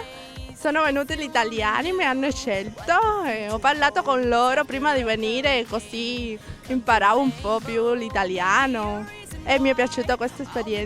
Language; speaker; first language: Italian; non-native, learner; Spanish